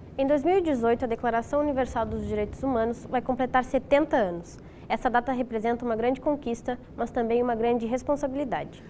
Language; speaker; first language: Portuguese; native; Portuguese